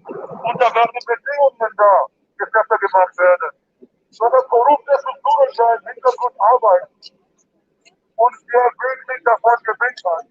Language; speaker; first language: German; non-native, fluent; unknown